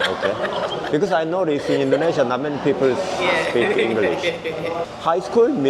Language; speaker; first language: English; non-native, learner; Korean